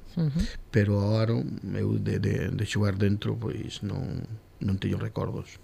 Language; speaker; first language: Galician; native; Galician